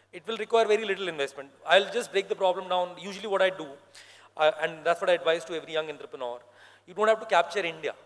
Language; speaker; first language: English; non-native, local second language; Hindi